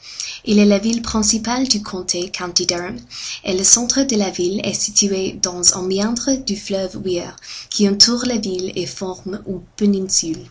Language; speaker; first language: French; non-native, fluent; English